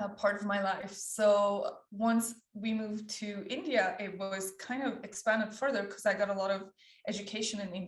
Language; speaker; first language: English; early bilingual, other home language; Persian